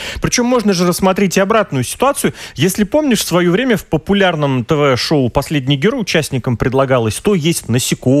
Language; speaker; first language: Russian; native; Russian